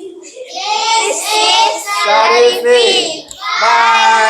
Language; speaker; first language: English; non-native, learner; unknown